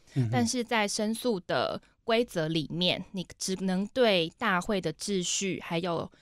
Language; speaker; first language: Chinese; native; Chinese